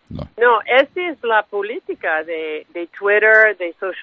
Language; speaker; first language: Spanish; non-native, fluent; English